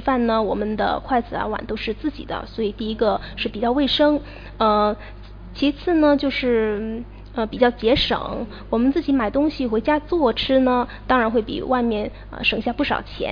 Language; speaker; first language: Chinese; native; Chinese